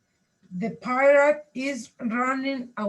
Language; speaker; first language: English; non-native, learner; Spanish